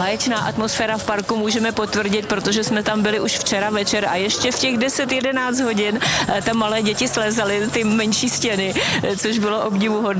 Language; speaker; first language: Czech; native; Czech